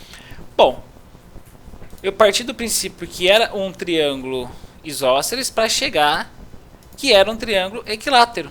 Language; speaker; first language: Portuguese; native; Portuguese